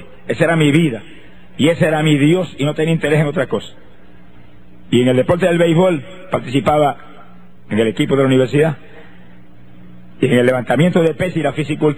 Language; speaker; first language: Spanish; native; Spanish